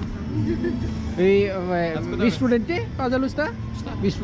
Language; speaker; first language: Russian; non-native, learner; Urdu